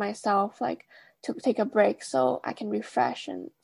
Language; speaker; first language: English; non-native, local second language; Cantonese